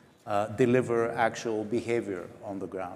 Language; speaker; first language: English; non-native, local second language; Greek